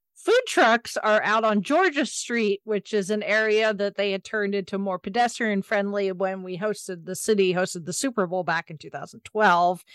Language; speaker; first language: English; native; English